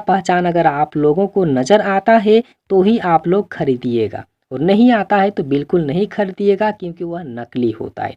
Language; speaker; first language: Hindi; native; Hindi